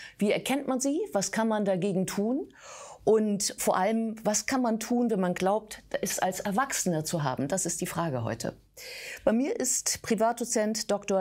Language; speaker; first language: German; native; German